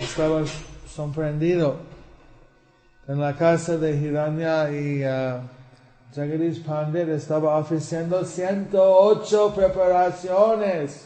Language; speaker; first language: Spanish; non-native, fluent; English